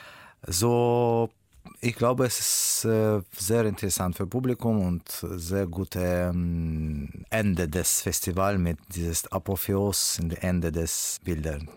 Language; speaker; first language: German; non-native, learner; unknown